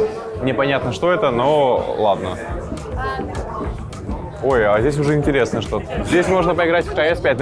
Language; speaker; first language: Russian; native; Russian